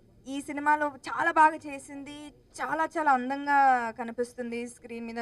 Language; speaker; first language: Telugu; non-native, local second language; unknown